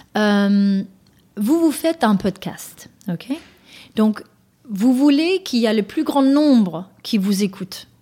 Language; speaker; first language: French; non-native, fluent; Danish